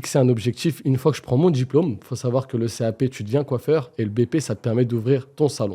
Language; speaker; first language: French; native; French